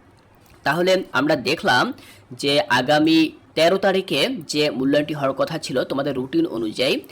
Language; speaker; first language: Bangla; native; Bangla